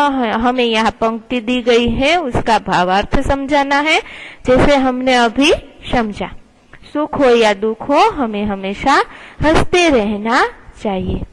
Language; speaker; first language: Hindi; non-native, local second language; Gujarati